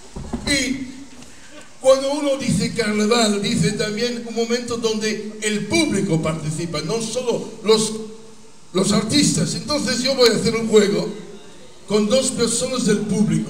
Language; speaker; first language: Spanish; non-native, fluent; Italian